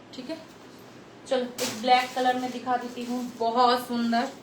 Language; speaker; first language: Hindi; non-native, local second language; Bangla